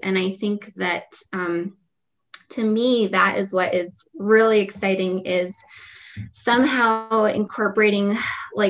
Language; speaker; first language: English; native; English